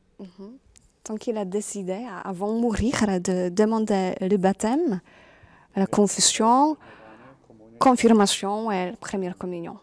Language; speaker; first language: French; non-native, fluent; Polish